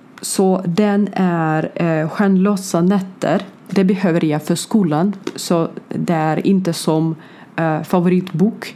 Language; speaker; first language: Swedish; non-native, learner; Ukrainian